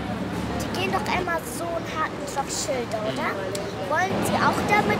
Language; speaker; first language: German; non-native, local second language; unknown